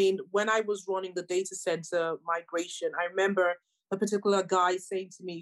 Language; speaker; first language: English; native; English